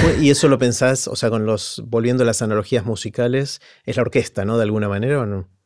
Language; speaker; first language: Spanish; native; Spanish